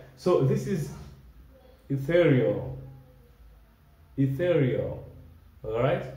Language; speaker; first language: English; non-native, fluent; Lingala